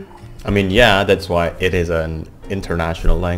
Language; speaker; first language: English; non-native, fluent; Indonesian